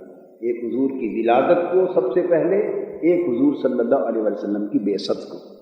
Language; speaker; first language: Urdu; native; Urdu